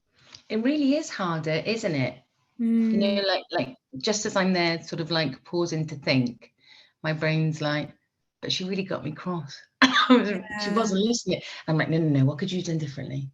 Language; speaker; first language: English; native; English